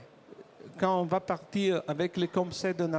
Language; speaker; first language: French; non-native, learner; Italian